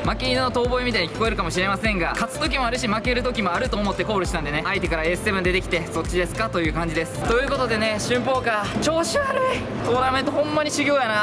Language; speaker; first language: Japanese; native; Japanese